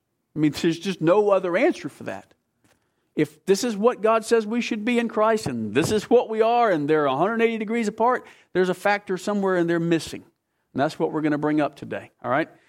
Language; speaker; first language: English; native; English